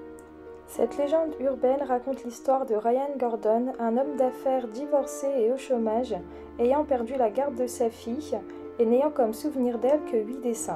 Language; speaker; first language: French; native; French